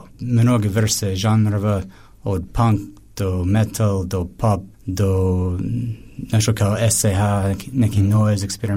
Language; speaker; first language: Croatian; non-native, fluent; English